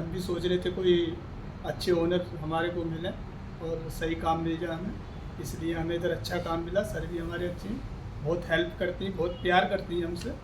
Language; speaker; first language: Hindi; native; Hindi